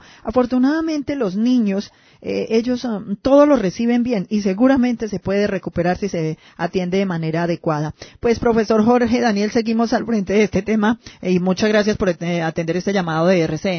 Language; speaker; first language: Spanish; native; Spanish